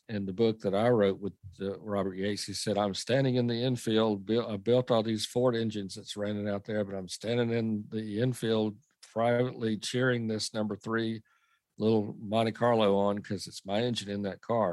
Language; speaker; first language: English; native; English